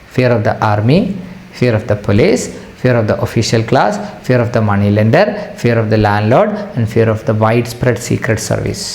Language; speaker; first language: English; non-native, local second language; Malayalam